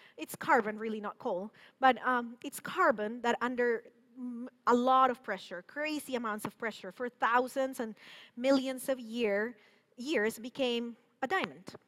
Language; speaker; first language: English; non-native, fluent; Spanish